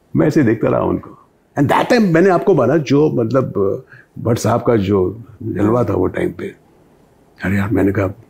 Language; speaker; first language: Hindi; native; Hindi